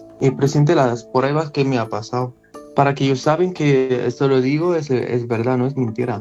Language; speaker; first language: Spanish; non-native, learner; Arabic